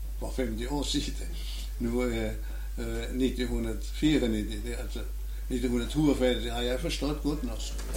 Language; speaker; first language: Norwegian; non-native, learner; German